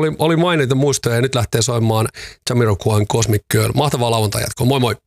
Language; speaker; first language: Finnish; native; Finnish